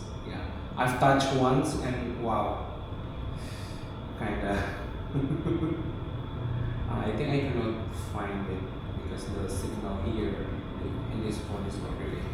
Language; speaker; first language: English; non-native, local second language; Indonesian